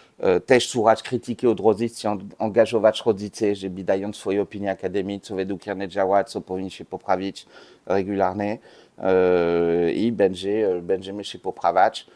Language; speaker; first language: Polish; non-native, learner; French